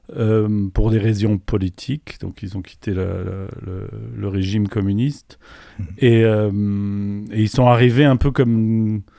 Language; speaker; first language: French; non-native, local second language; Polish